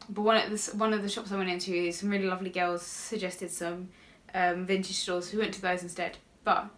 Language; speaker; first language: English; native; English